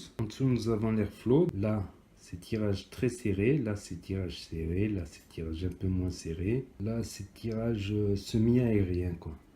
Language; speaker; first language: French; native; French